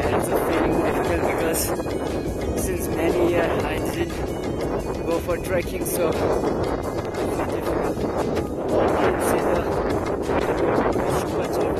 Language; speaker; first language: English; non-native, local second language; Ladakhi